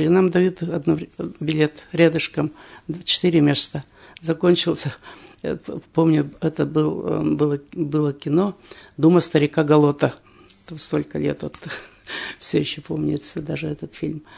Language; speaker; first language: Russian; native; Russian